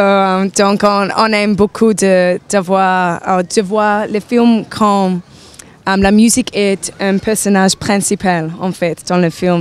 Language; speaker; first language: French; non-native, learner; English